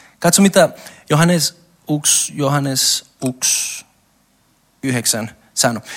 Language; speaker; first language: Finnish; non-native, learner; Spanish